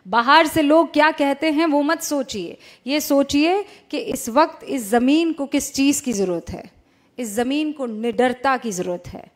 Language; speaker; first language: Hindi; native; Hindi